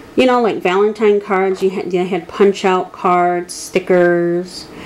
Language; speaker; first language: English; native; English